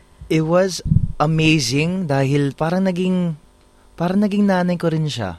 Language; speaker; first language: English; native; English